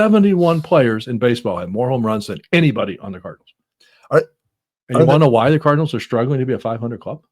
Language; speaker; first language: English; native; English